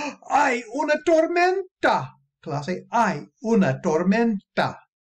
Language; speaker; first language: Spanish; non-native, fluent; English